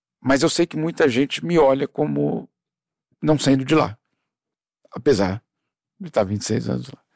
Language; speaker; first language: Portuguese; native; Portuguese